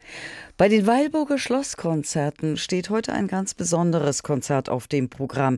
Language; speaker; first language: German; native; German